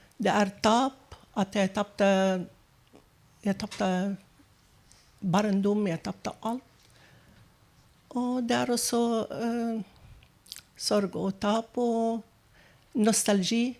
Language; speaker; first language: Norwegian; non-native, fluent; Arabic